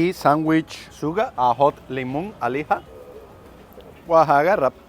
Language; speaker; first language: Arabic; non-native, learner; Spanish